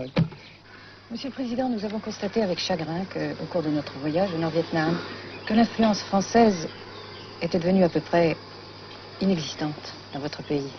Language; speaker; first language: French; native; French